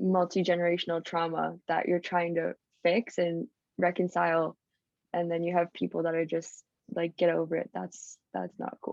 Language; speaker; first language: English; native; English